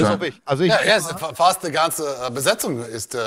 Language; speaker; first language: German; non-native, learner; English